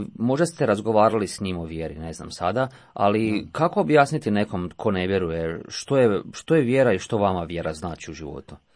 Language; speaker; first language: Croatian; native; Croatian